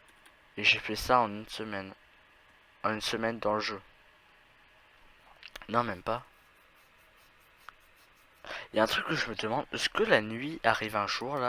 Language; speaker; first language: French; native; French